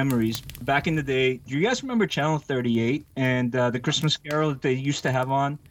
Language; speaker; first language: English; early bilingual, other home language; Arabic